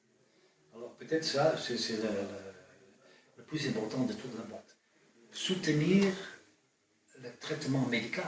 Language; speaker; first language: French; non-native, fluent; Dutch